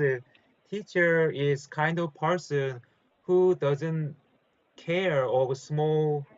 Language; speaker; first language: English; non-native, learner; Korean